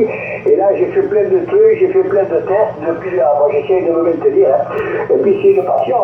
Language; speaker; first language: French; native; French